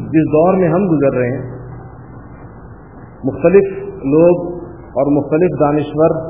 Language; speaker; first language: Urdu; non-native, local second language; Pashto